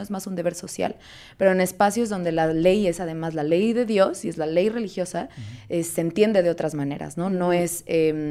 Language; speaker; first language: Spanish; native; Spanish